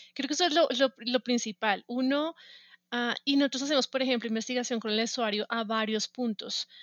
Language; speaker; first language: Spanish; native; Spanish